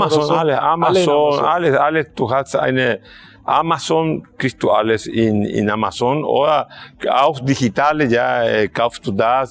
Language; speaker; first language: German; non-native, fluent; Spanish